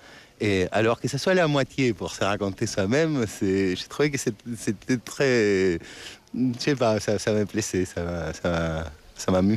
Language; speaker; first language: French; non-native, fluent; Spanish